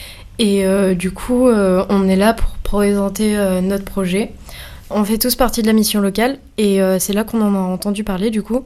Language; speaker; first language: French; native; French